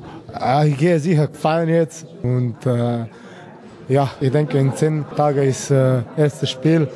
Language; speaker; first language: German; non-native, learner; Slovenian